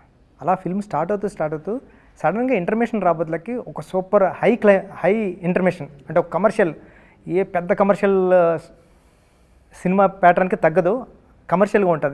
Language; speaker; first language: Telugu; native; Telugu